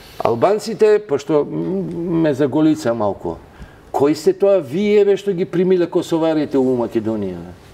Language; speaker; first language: Macedonian; non-native, local second language; Albanian